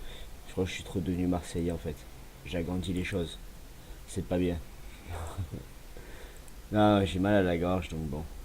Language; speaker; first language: French; native; French